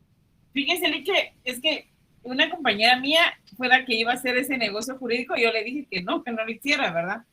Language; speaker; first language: Spanish; native; Spanish